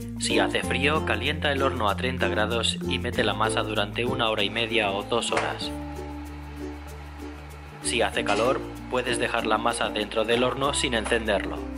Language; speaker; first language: Spanish; native; Spanish